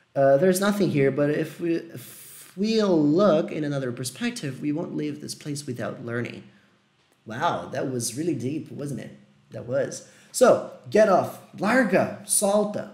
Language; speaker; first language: English; non-native, fluent; Portuguese